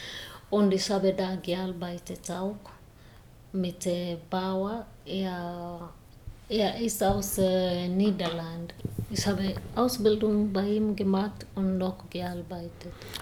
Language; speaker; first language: German; non-native, learner; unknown